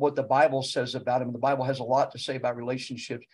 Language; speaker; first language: English; native; English